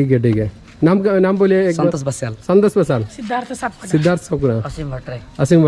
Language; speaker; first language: Hindi; non-native, local second language; Malayalam